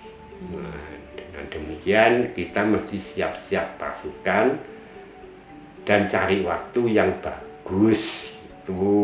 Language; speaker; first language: Indonesian; non-native, local second language; Javanese